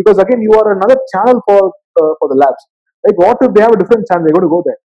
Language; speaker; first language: English; non-native, local second language; Tamil